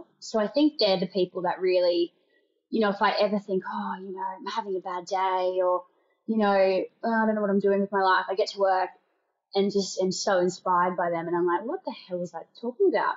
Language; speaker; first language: English; native; English